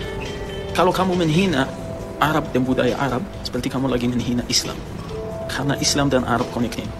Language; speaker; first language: Indonesian; non-native, fluent; Arabic